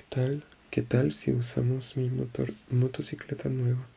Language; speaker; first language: Spanish; non-native, learner; French